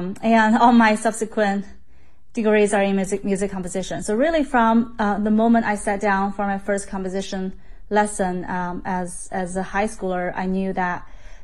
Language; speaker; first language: English; non-native, fluent; Chinese